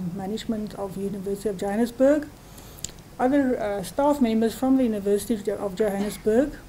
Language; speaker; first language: English; non-native, local second language; Afrikaans